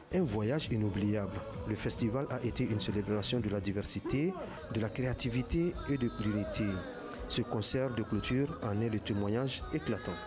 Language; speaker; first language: French; non-native, local second language; Bambara